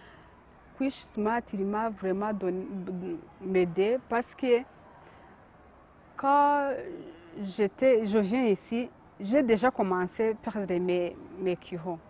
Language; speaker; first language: French; non-native, local second language; Kinyarwanda